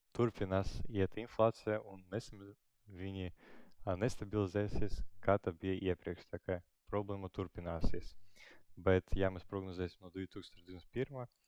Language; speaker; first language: Latvian; non-native, local second language; Russian